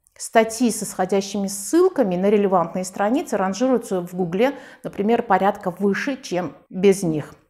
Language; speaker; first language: Russian; non-native, local second language; Tajik